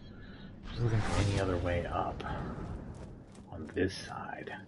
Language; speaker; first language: English; native; English